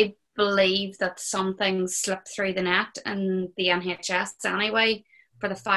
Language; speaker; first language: English; native; English